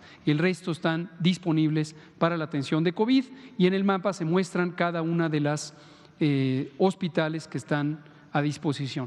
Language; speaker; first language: Spanish; native; Spanish